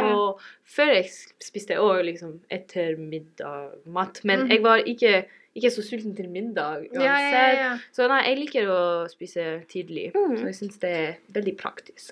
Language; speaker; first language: Norwegian; non-native, fluent; English